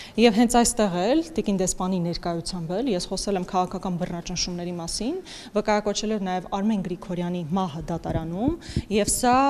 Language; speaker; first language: Armenian; native; Armenian